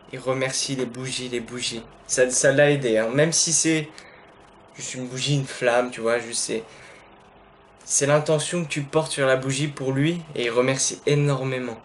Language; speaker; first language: French; native; French